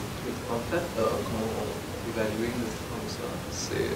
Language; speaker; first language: French; non-native, learner; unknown